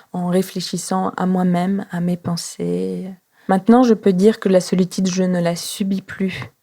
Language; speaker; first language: French; non-native, fluent; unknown